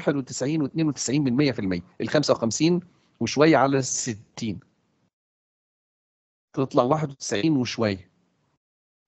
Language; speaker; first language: Arabic; native; Arabic